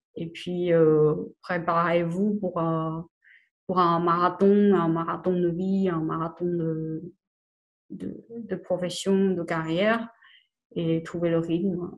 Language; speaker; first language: French; non-native, fluent; Chinese